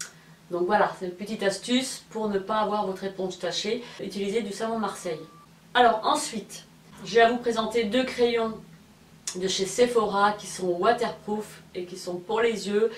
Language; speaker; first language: French; native; French